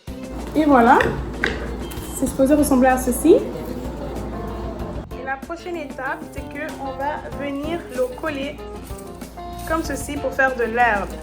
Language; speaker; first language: French; native; French